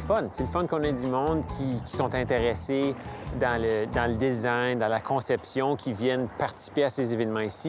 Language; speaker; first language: French; native; French